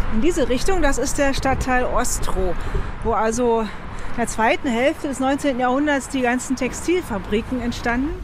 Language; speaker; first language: German; native; German